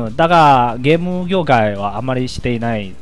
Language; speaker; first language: Japanese; non-native, learner; Chinese